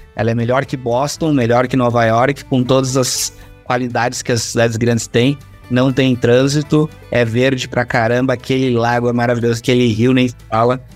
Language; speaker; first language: Portuguese; native; Portuguese